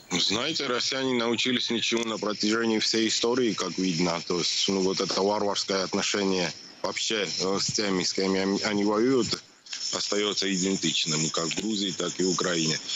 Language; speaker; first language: Russian; non-native, local second language; Georgian